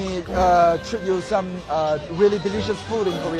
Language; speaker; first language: English; non-native, fluent; Korean